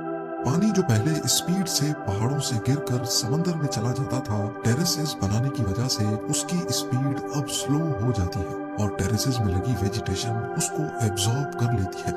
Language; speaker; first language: Urdu; native; Urdu